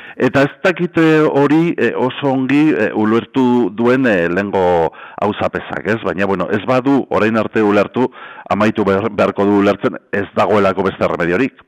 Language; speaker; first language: Basque; native; Basque